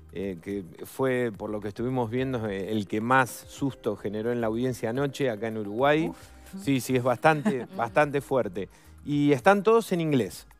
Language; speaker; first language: Spanish; native; Spanish